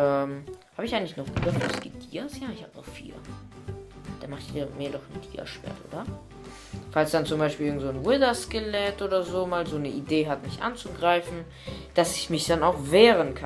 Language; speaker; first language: German; native; German